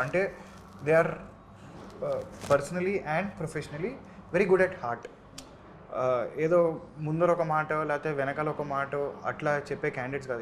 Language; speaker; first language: Telugu; native; Telugu